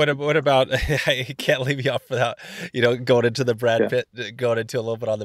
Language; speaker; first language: English; native; English